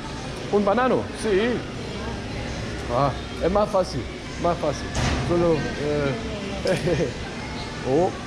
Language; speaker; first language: Spanish; non-native, learner; German